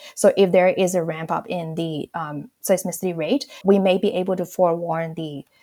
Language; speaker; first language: English; non-native, local second language; Cantonese